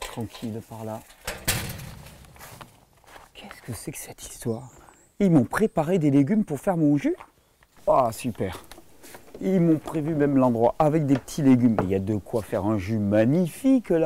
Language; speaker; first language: French; native; French